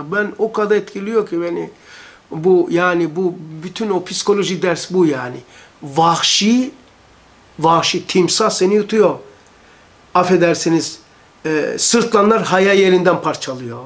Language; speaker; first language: Turkish; native; Turkish